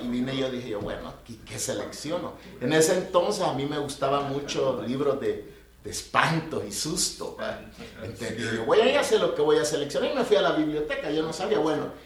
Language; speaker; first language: Spanish; native; Spanish